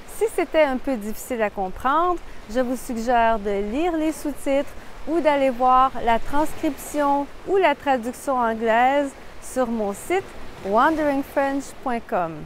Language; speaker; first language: French; native; French